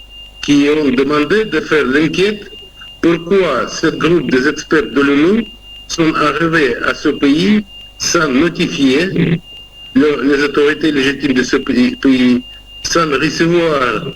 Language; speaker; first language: French; non-native, fluent; Russian